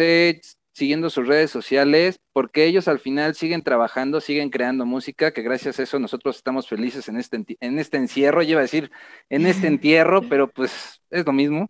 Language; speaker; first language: Spanish; native; Spanish